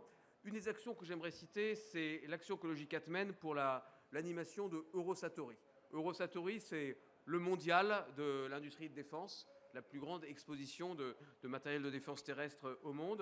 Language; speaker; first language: French; native; French